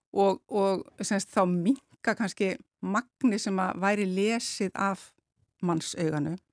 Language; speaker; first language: Icelandic; native; Icelandic